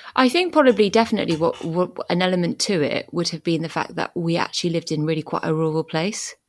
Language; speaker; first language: English; early bilingual, other home language; French